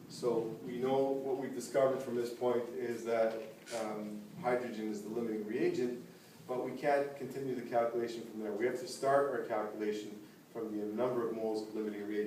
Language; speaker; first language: English; native; English